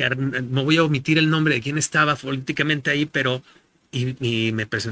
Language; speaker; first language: Spanish; native; Spanish